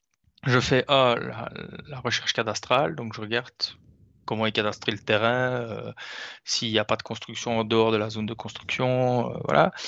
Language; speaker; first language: French; native; French